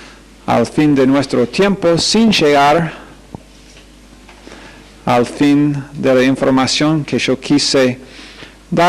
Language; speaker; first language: Spanish; non-native, fluent; English